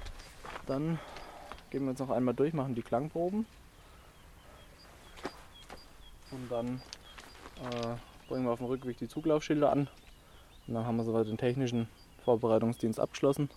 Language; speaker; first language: German; native; German